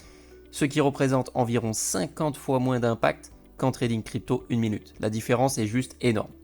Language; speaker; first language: French; native; French